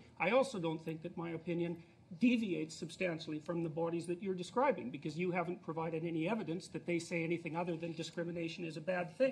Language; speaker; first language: English; native; English